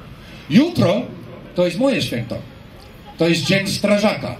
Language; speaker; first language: Polish; non-native, fluent; English